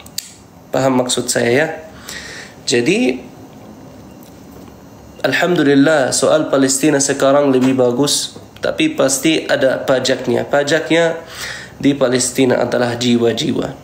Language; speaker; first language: Indonesian; non-native, fluent; Arabic